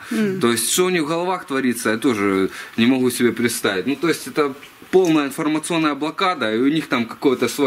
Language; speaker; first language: Russian; native; Russian